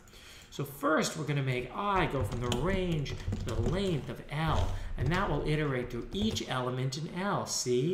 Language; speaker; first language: English; native; English